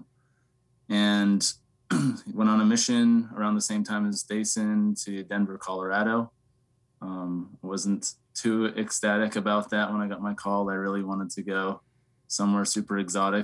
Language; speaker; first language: English; native; English